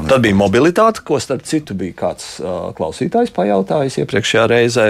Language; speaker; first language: Latvian; native; Latvian